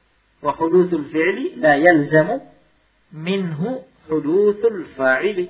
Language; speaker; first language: Arabic; non-native, fluent; Indonesian